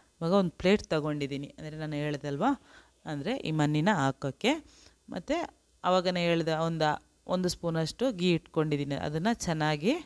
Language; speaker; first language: Kannada; non-native, local second language; Urdu